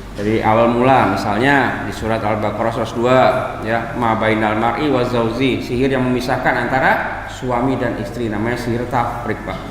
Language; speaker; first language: Indonesian; native; Indonesian